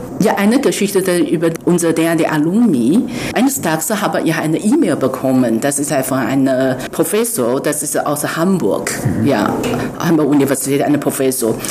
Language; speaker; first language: German; non-native, fluent; Chinese